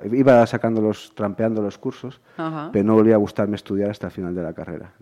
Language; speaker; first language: Spanish; native; Spanish